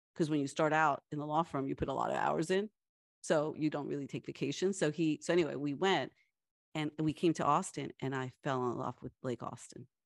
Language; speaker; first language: English; early bilingual, other home language; Spanish